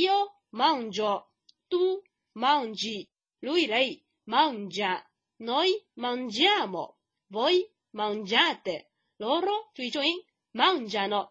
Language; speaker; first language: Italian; non-native, fluent; Chinese